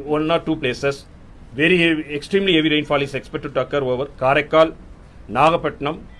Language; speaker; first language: English; non-native, local second language; Tamil